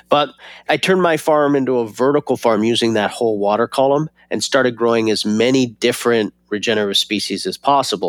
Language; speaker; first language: English; native; English